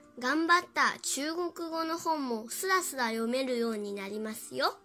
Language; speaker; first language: Japanese; non-native, learner; Chinese